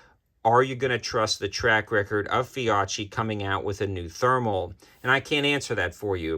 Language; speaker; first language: English; native; English